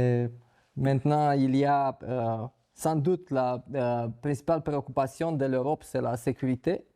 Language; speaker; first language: French; non-native, fluent; Romanian